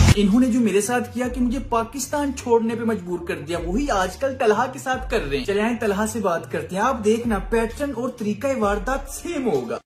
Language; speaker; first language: Urdu; non-native, local second language; Punjabi